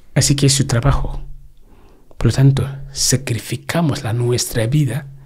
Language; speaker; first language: Spanish; non-native, fluent; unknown